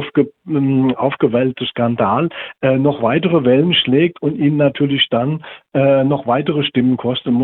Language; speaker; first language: German; native; German